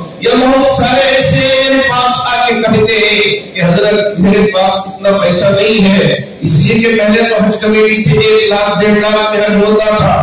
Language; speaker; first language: Urdu; native; Urdu